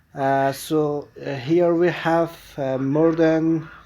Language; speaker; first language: English; non-native, fluent; Persian